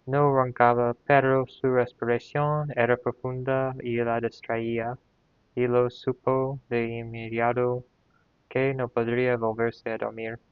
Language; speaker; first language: Spanish; non-native, learner; English